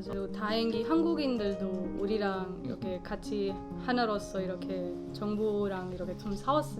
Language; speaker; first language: Korean; non-native, fluent; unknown